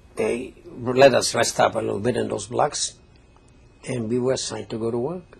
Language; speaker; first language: English; non-native, fluent; Polish